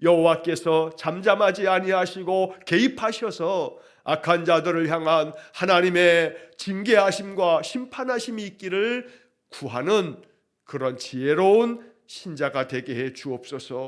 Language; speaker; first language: Korean; native; Korean